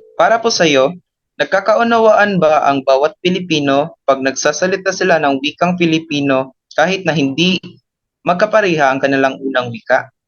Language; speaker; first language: Filipino; non-native, local second language; Cebuano